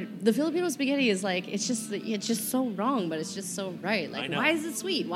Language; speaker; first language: English; native; English